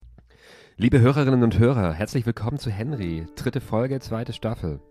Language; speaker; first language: German; native; German